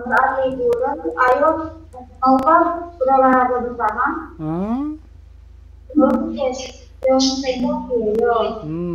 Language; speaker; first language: Korean; non-native, learner; Indonesian